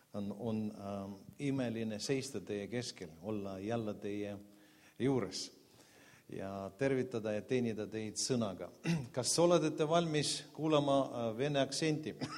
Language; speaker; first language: Estonian; non-native, local second language; Russian